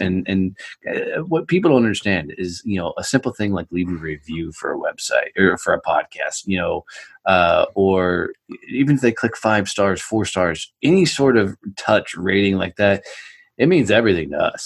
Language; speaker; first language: English; native; English